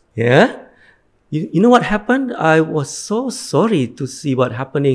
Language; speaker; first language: English; non-native, fluent; Indonesian